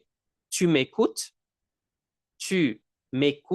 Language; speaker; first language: French; non-native, local second language; English